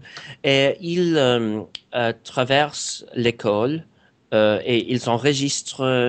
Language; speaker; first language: French; non-native, fluent; English